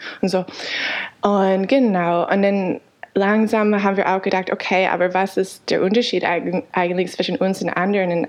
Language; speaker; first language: German; non-native, fluent; English